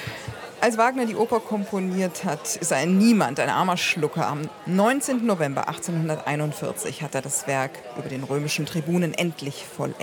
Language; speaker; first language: German; native; German